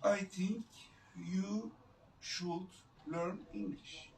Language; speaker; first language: English; non-native, learner; Turkish